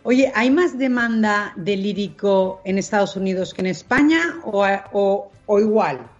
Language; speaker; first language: Spanish; non-native, local second language; Catalan